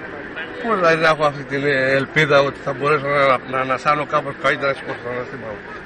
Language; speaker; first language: Greek; native; Greek